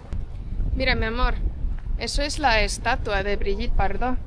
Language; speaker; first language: Spanish; non-native, fluent; Estonian